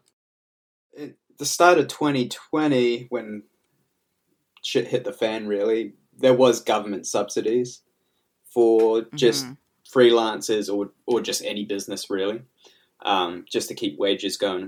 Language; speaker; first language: English; native; English